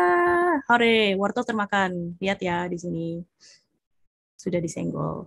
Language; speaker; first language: Indonesian; native; Indonesian